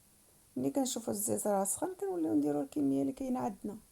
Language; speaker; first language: Arabic; native; Arabic